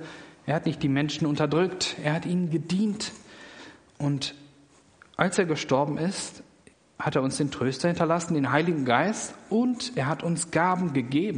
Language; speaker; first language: German; native; German